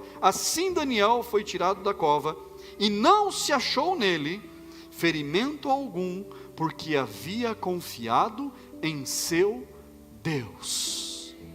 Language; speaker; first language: Portuguese; native; Portuguese